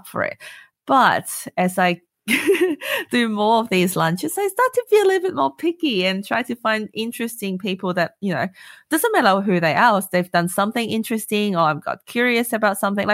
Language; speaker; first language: English; non-native, local second language; Cantonese